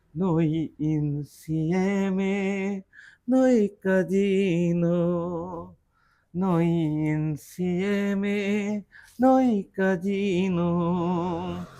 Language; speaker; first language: Italian; non-native, learner; Bangla